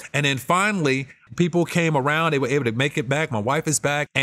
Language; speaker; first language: English; native; English